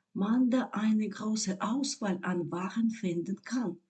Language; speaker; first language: German; non-native, fluent; Ukrainian